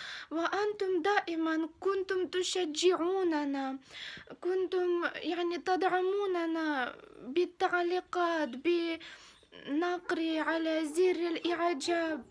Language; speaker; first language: Arabic; non-native, fluent; Ukrainian